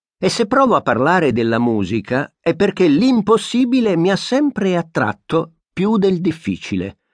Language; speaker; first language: Italian; native; Italian